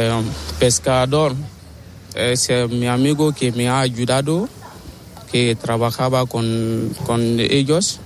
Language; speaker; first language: Spanish; non-native, learner; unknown